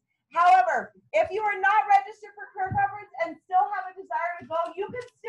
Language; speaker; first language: English; native; English